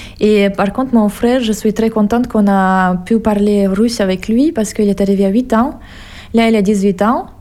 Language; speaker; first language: French; non-native, fluent; Russian